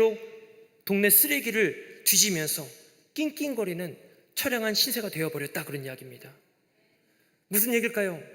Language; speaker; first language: Korean; native; Korean